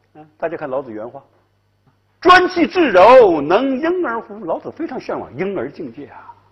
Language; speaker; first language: Chinese; native; Chinese